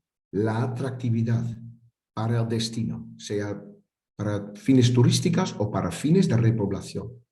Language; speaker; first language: Spanish; non-native, fluent; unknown